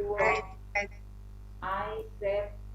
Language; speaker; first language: English; non-native, learner; Indonesian